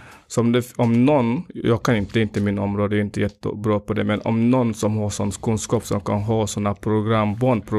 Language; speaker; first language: Swedish; non-native, fluent; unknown